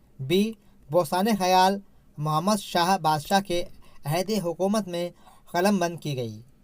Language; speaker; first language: Urdu; native; Urdu